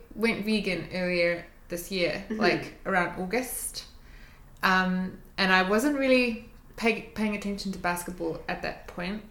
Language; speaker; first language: English; native; English